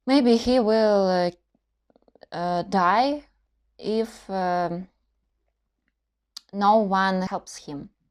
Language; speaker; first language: English; non-native, learner; Russian